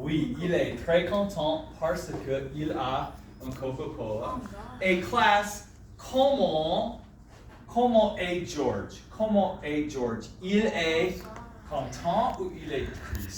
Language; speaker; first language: French; non-native, fluent; English